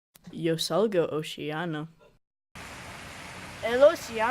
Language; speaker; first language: Spanish; non-native, learner; English